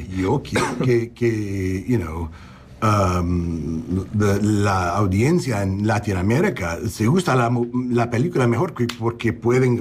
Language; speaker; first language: Spanish; non-native, learner; English